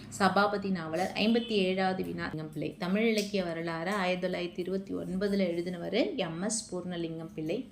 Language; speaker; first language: Tamil; native; Tamil